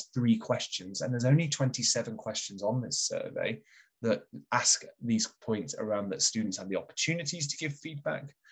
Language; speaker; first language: English; native; English